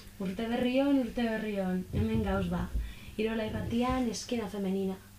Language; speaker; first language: Basque; non-native, local second language; Spanish